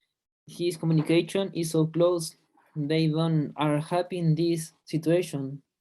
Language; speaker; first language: English; non-native, learner; Spanish